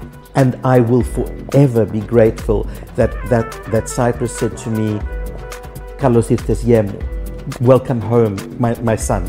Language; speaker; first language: English; native; English